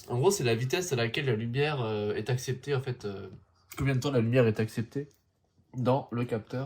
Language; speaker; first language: French; native; French